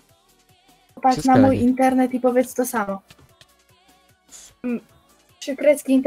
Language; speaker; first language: Polish; native; Polish